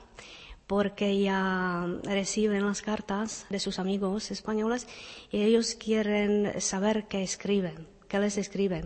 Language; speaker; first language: Spanish; non-native, fluent; Czech